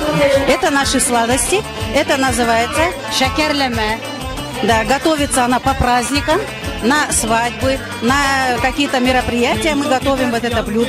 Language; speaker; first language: Russian; native; Russian